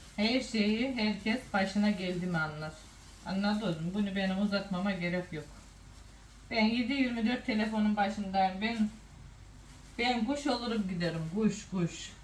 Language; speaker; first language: Turkish; native; Turkish